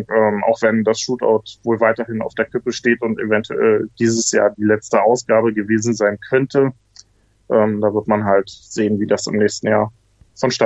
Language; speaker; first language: German; native; German